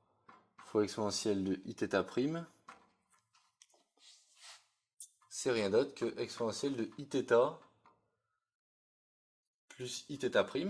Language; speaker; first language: French; native; French